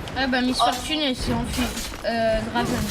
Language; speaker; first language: French; native; French